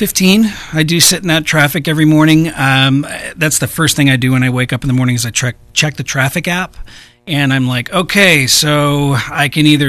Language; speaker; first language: English; native; English